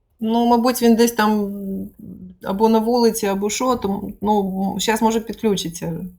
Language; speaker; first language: Ukrainian; non-native, local second language; Russian